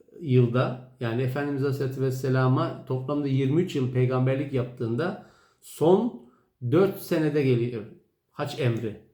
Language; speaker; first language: Turkish; native; Turkish